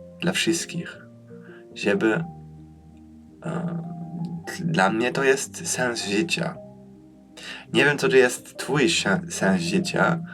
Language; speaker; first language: Polish; early bilingual, heritage; Polish